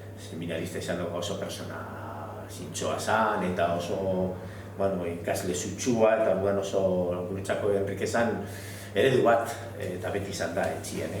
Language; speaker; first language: Basque; non-native, local second language; Spanish